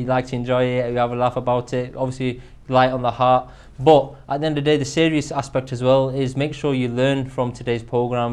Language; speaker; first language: English; native; English